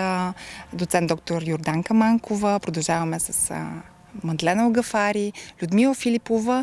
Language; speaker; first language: Bulgarian; native; Bulgarian